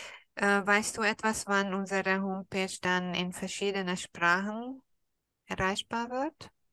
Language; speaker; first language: German; non-native, fluent; Hungarian